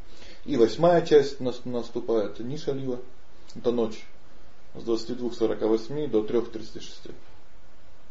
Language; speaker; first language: Russian; native; Russian